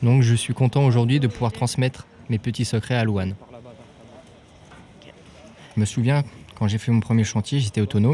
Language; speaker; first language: French; native; French